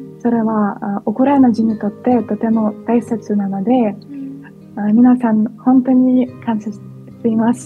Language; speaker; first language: Japanese; non-native, fluent; Ukrainian